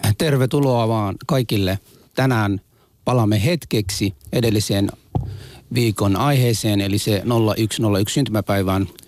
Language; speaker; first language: Finnish; non-native, fluent; Somali